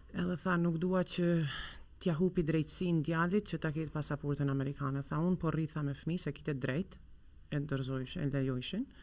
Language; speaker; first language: Albanian; native; Albanian